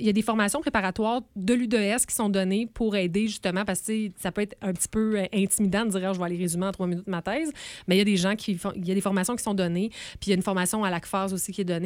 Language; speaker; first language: French; native; French